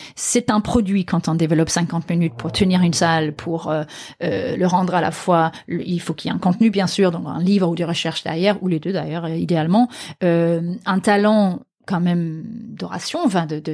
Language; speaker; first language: French; non-native, fluent; Danish